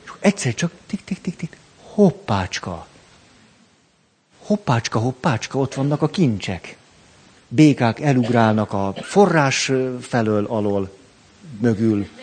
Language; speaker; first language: Hungarian; native; Hungarian